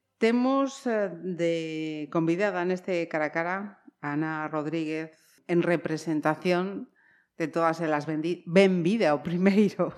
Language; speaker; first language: Galician; native; Galician